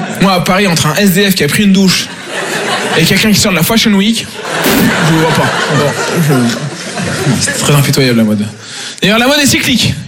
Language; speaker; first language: French; native; French